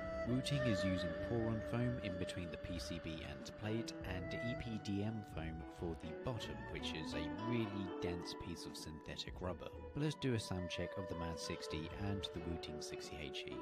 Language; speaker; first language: English; native; English